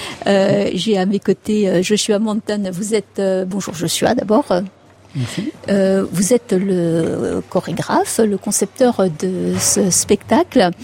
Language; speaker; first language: French; native; French